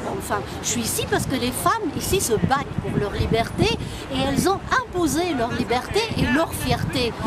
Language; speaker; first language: French; non-native, local second language; Arabic